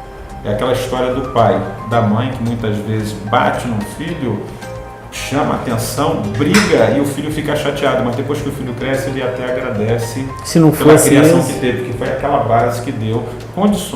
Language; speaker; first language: Portuguese; native; Portuguese